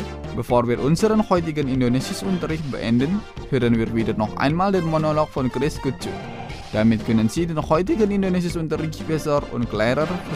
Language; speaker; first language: German; non-native, fluent; Indonesian